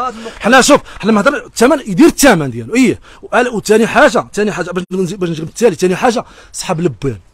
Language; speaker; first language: Arabic; native; Arabic